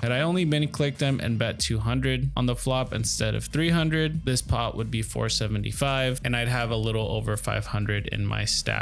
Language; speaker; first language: English; native; English